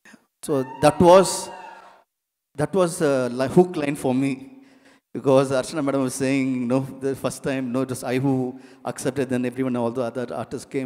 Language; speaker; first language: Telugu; non-native, learner; Tamil